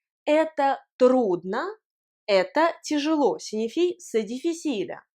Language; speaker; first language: Russian; non-native, fluent; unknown